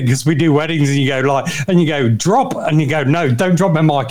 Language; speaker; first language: English; native; English